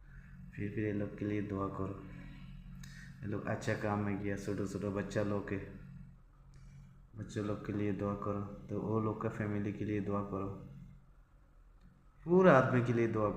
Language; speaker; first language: Hindi; non-native, learner; Bangla